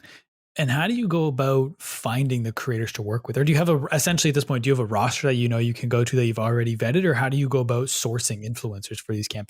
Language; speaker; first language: English; native; English